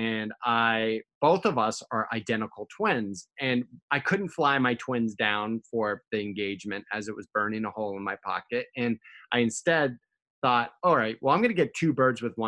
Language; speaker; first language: English; native; English